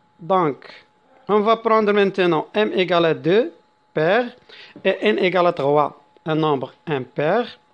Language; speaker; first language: French; non-native, local second language; Arabic